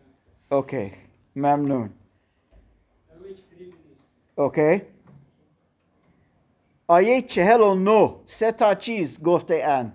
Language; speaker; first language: Persian; non-native, learner; German